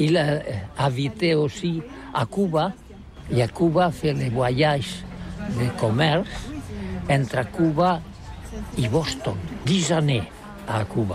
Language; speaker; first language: French; non-native, learner; Catalan